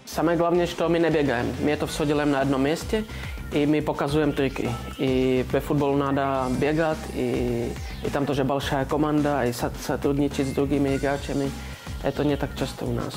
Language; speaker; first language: Russian; non-native, learner; Czech